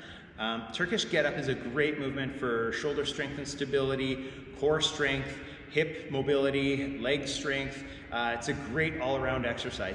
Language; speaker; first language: English; native; English